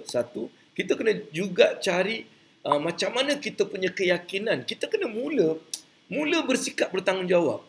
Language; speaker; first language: Malay; native; Malay